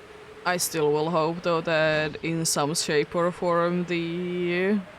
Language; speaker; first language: English; non-native, fluent; Finnish